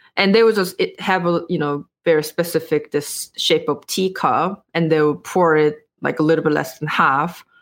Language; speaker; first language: English; non-native, fluent; Korean